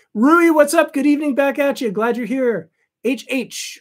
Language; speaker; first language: English; native; English